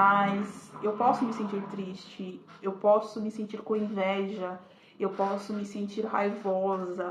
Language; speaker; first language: Portuguese; native; Portuguese